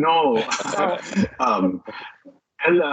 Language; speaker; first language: French; non-native, learner; English